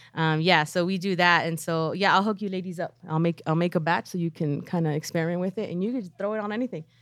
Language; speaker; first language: English; native; English